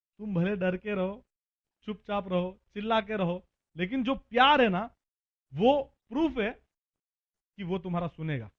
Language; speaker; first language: Hindi; non-native, local second language; Marathi